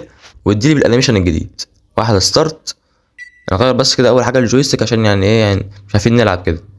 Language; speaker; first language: Arabic; native; Arabic